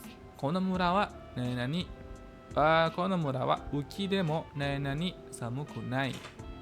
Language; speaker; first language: Japanese; non-native, fluent; Indonesian